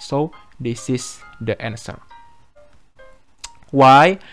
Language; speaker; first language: English; non-native, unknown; Indonesian